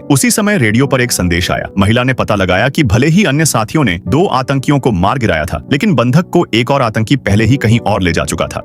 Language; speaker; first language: Hindi; native; Hindi